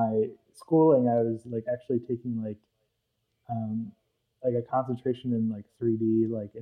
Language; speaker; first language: English; native; English